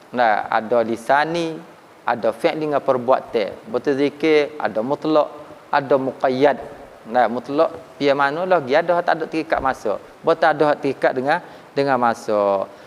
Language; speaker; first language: Malay; native; Malay